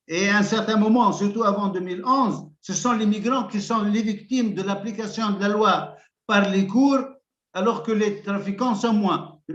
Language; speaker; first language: French; non-native, local second language; Arabic